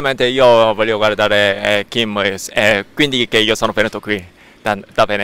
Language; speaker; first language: Italian; non-native, learner; Korean